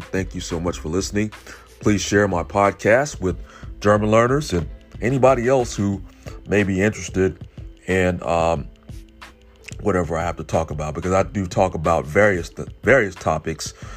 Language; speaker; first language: English; native; English